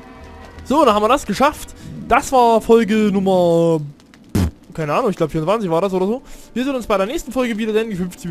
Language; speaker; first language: German; native; German